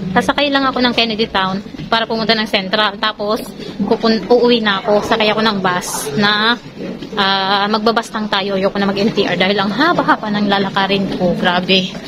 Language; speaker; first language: Filipino; native; Filipino